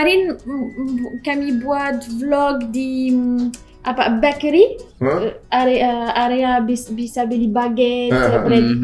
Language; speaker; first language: Indonesian; non-native, learner; French